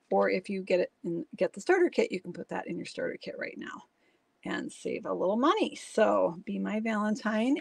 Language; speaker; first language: English; native; English